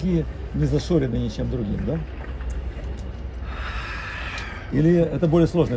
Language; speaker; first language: Russian; native; Russian